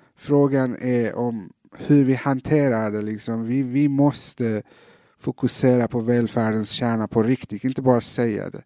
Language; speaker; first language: Swedish; early bilingual, other home language; Persian